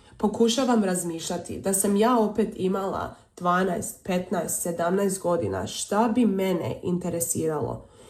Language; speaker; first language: Serbian; early bilingual, heritage; Croatian